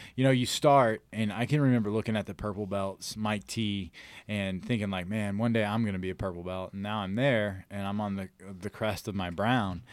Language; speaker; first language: English; native; English